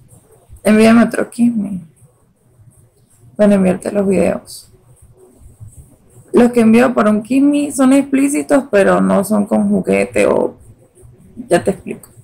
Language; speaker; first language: Spanish; native; Spanish